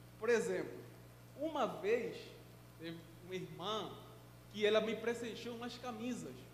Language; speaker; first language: Portuguese; non-native, fluent; Spanish